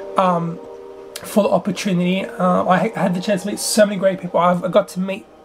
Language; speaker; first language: English; native; English